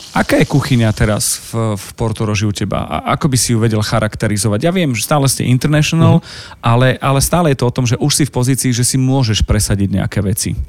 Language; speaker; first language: Slovak; native; Slovak